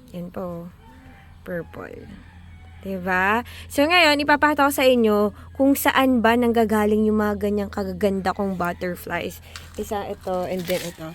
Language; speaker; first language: Filipino; native; Filipino